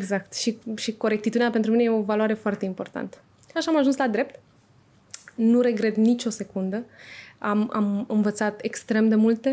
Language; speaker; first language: Romanian; native; Romanian